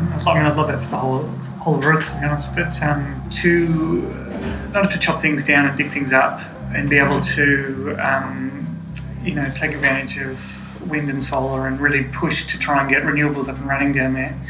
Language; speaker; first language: English; native; English